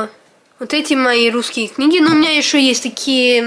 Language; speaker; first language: Russian; early bilingual, heritage; Russian